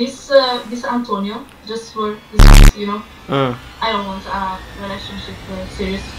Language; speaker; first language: English; non-native, learner; Italian